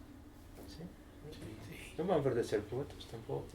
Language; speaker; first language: Spanish; non-native, learner; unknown